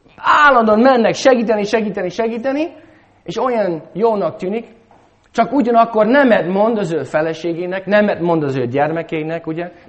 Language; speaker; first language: Hungarian; non-native, fluent; English